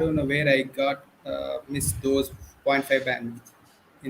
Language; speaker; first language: English; non-native, fluent; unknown